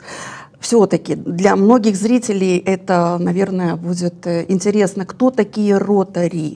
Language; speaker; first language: Russian; native; Russian